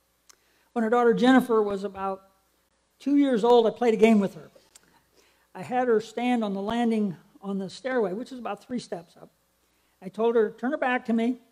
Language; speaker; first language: English; native; English